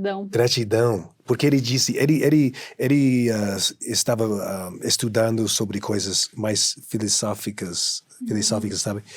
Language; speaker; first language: Portuguese; non-native, fluent; English